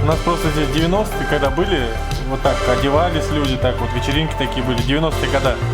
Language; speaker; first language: Russian; native; Russian